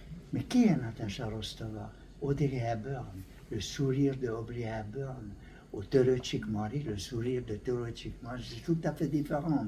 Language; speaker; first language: French; non-native, learner; Hungarian